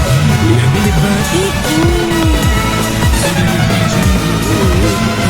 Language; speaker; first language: Chinese; non-native, learner; English